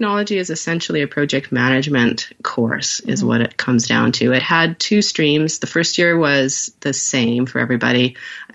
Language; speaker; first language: English; native; English